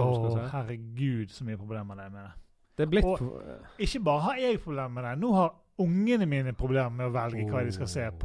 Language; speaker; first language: Norwegian; native; Norwegian